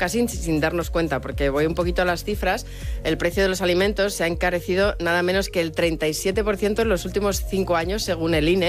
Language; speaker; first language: Spanish; native; Spanish